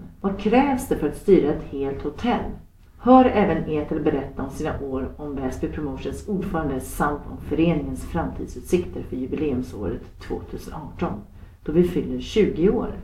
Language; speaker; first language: Swedish; native; Swedish